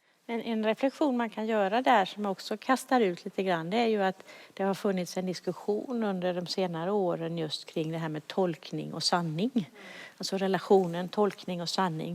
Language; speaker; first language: Swedish; native; Swedish